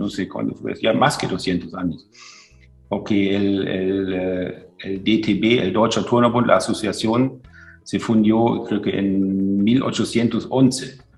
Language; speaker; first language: Spanish; non-native, fluent; German